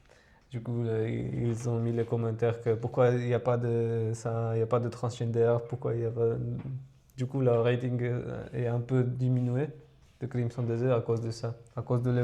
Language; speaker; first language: French; non-native, fluent; Georgian